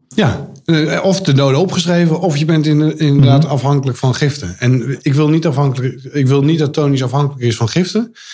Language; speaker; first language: Dutch; native; Dutch